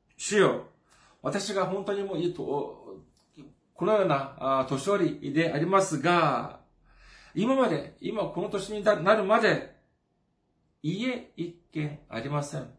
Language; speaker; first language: Japanese; non-native, fluent; Korean